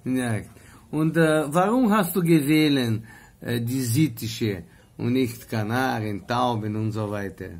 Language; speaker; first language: German; non-native, learner; Portuguese